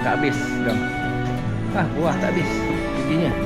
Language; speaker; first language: Malay; native; Malay